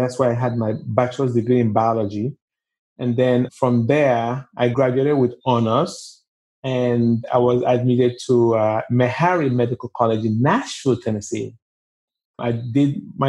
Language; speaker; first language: English; non-native, local second language; Igbo